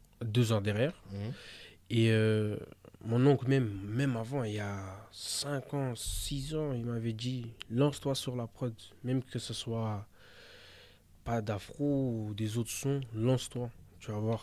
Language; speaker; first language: French; early bilingual, other home language; Portuguese